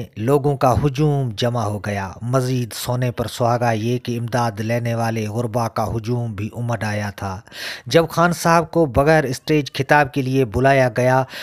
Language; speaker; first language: Urdu; non-native, local second language; Sindhi